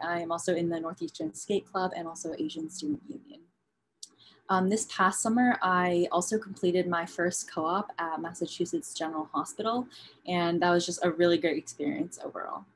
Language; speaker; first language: English; native; English